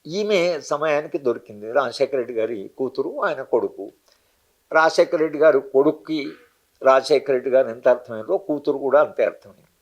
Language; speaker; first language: Telugu; native; Telugu